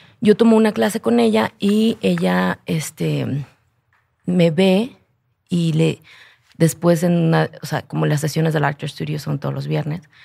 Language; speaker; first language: Spanish; native; Spanish